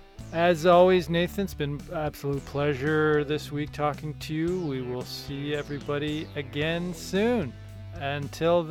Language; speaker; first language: English; native; English